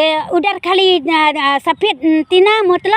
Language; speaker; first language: Hindi; non-native, local second language; Khasi